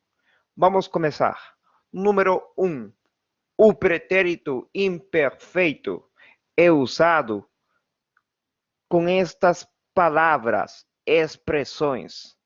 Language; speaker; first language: Portuguese; non-native, fluent; Spanish